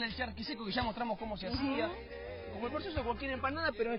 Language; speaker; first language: Spanish; native; Spanish